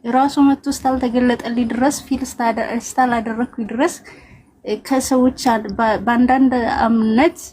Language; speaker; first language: Amharic; native; Amharic